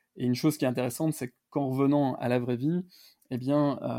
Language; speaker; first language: French; native; French